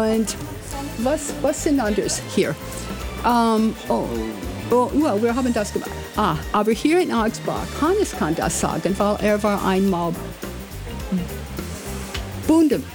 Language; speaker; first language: German; non-native, learner; English